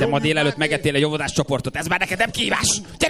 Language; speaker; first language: Hungarian; native; Hungarian